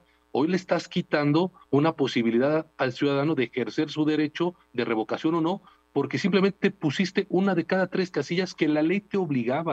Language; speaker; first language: Spanish; native; Spanish